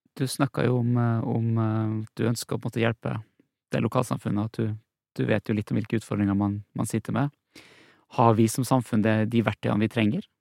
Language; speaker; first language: Norwegian; native; Norwegian